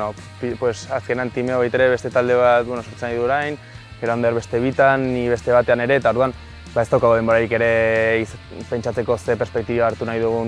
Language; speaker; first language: Basque; native; Basque